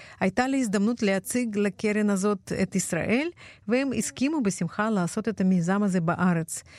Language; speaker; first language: Hebrew; non-native, fluent; Russian